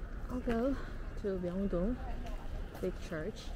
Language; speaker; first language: English; non-native, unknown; Korean